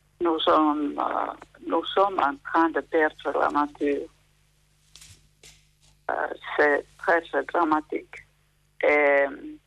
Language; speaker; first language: French; non-native, fluent; Finnish